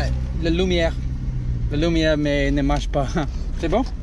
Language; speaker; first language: French; non-native, learner; English